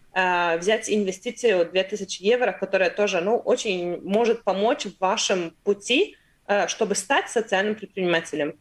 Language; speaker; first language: Russian; non-native, local second language; Latvian